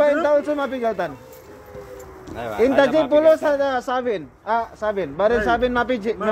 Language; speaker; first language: Arabic; non-native, learner; Cebuano